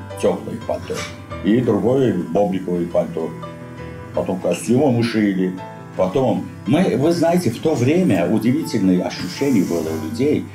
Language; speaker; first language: Russian; non-native, local second language; Azerbaijani